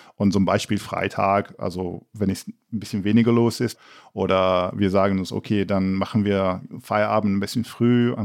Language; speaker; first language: German; non-native, fluent; English